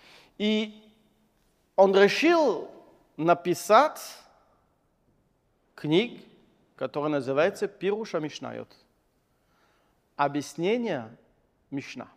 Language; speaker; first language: Russian; non-native, fluent; French